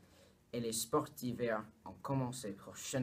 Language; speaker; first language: French; non-native, learner; English